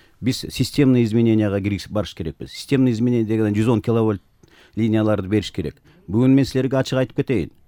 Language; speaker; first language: Kyrgyz; native; Kyrgyz